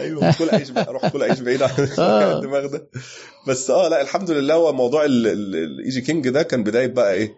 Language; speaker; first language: Arabic; native; Arabic